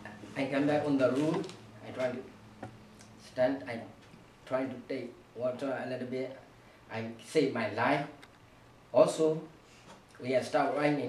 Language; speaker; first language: English; non-native, learner; Burmese